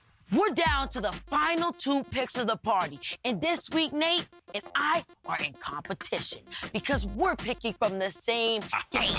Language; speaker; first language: English; native; English